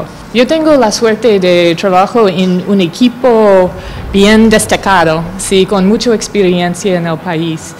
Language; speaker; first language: Spanish; non-native, fluent; English